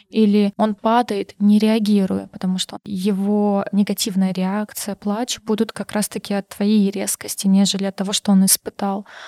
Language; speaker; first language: Russian; non-native, local second language; Karachay-Balkar